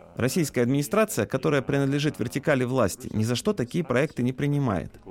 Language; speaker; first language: Russian; non-native, local second language; Lithuanian